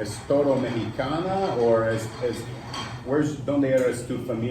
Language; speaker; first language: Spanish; non-native, learner; English